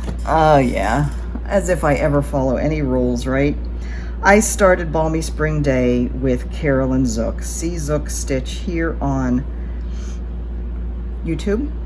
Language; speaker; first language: English; native; English